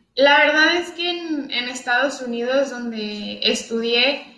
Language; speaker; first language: Spanish; native; Spanish